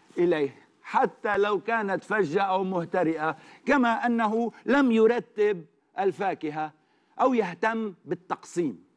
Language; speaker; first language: Arabic; non-native, fluent; Turkish